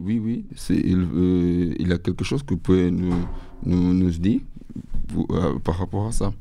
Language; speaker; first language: French; non-native, learner; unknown